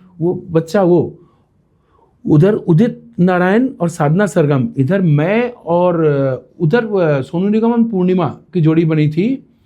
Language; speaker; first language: Hindi; non-native, local second language; Bangla